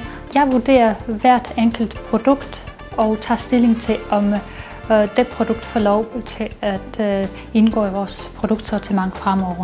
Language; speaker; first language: Danish; non-native, fluent; Belarusian